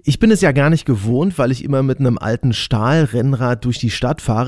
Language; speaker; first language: German; native; German